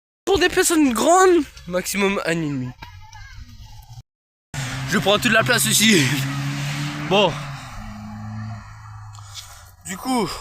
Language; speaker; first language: French; native; French